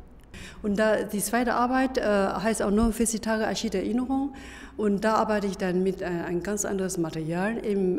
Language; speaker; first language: German; non-native, fluent; Chinese